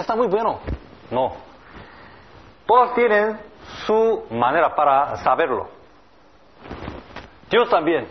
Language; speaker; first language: Spanish; non-native, learner; Korean